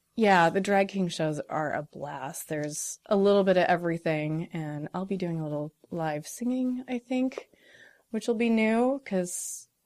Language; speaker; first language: English; native; English